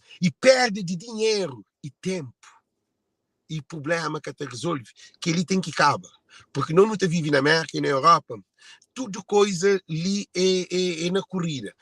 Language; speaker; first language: Portuguese; non-native, local second language; Kabuverdianu